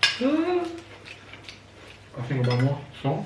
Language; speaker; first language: English; non-native, learner; Norwegian